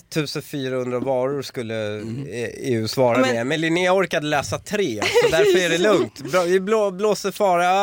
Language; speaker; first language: Swedish; early bilingual, other home language; Persian